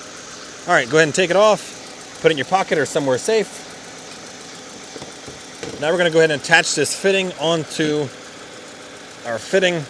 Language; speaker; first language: English; native; English